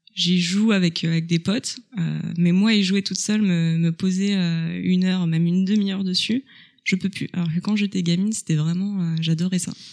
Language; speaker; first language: French; native; French